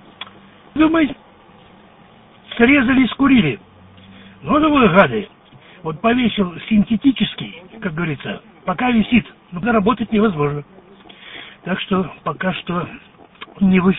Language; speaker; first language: Russian; native; Russian